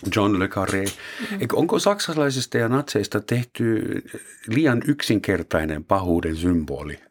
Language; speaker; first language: Finnish; non-native, fluent; German